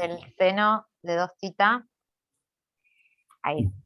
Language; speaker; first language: Spanish; native; Spanish